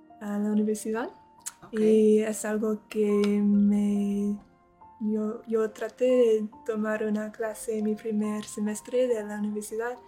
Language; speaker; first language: Spanish; non-native, learner; English